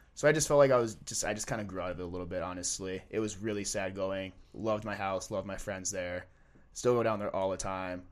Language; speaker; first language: English; native; English